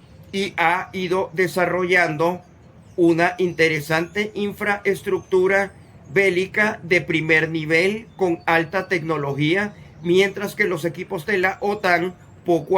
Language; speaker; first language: Spanish; native; Spanish